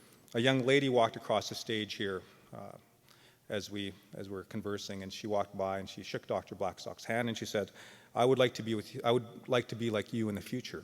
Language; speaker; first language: English; native; English